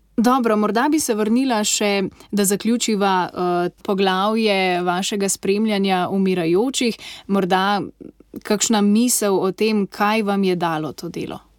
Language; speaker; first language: Slovenian; native; Slovenian